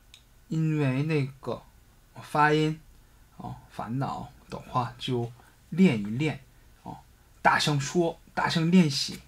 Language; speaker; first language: Chinese; non-native, fluent; Korean